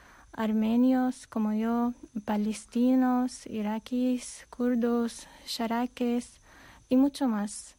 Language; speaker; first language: Spanish; non-native, fluent; Armenian